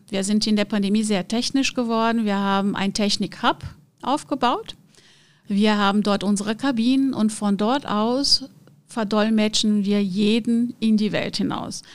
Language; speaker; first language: German; non-native, fluent; Portuguese